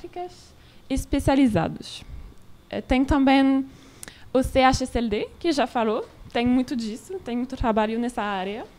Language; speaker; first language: Portuguese; non-native, learner; French